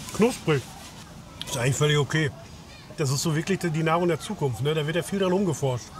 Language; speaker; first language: German; native; German